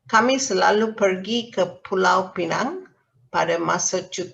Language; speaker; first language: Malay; non-native, fluent; Tamil